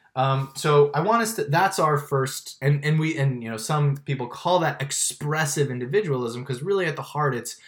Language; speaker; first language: English; native; English